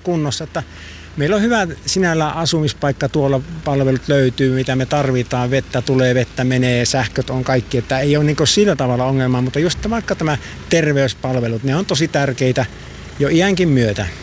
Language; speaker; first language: Finnish; native; Finnish